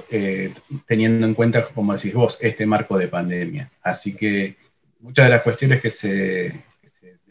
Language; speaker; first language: Spanish; native; Spanish